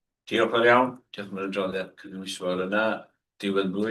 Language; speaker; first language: Welsh; non-native, learner; English